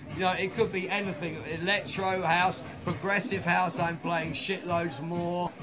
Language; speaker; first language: English; native; English